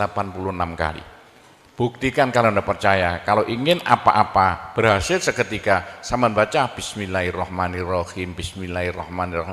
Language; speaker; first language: Indonesian; non-native, local second language; Javanese